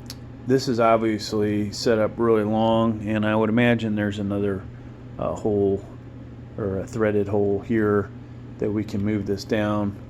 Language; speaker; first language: English; native; English